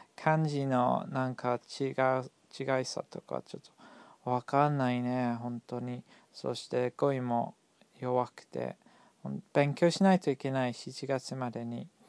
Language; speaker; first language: Japanese; non-native, fluent; English